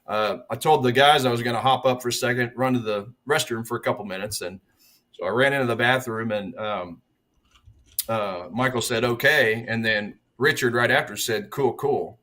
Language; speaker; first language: English; native; English